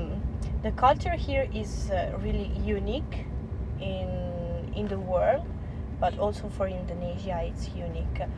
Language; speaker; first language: English; non-native, fluent; Italian